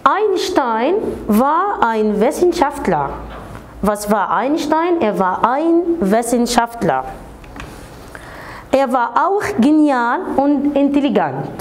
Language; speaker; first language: German; non-native, fluent; Arabic